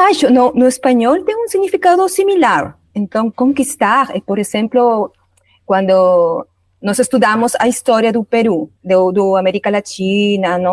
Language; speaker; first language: Portuguese; non-native, learner; Spanish